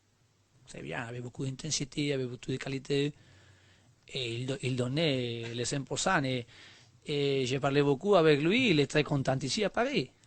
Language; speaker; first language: French; non-native, learner; Spanish